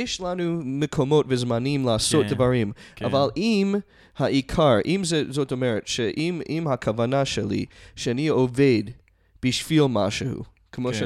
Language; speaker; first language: Hebrew; non-native, fluent; English